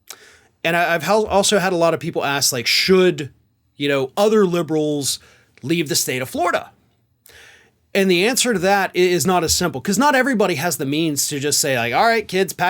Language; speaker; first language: English; native; English